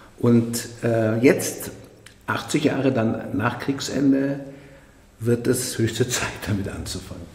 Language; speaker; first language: German; native; German